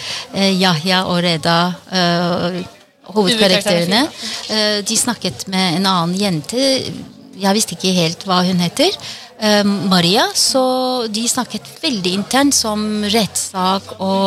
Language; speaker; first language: Norwegian; non-native, fluent; Turkish